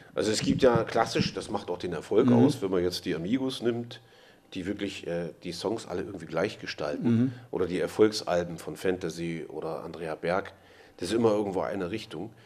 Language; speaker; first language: German; native; German